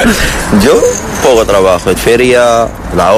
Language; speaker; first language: Spanish; non-native, learner; Arabic